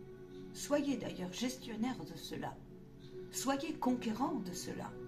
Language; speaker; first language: French; native; French